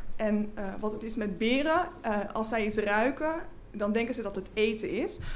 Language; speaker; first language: Dutch; native; Dutch